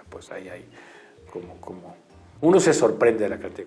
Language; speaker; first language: Spanish; native; Spanish